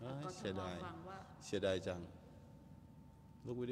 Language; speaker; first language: Thai; native; Thai